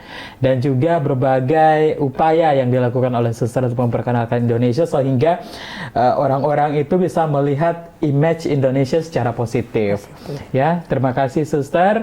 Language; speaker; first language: Indonesian; non-native, fluent; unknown